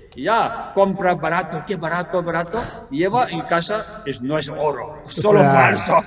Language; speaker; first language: Spanish; non-native, learner; Tibetan